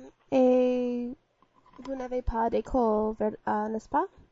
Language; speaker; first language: French; non-native, learner; English